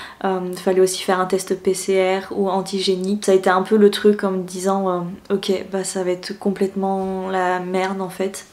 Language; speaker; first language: French; native; French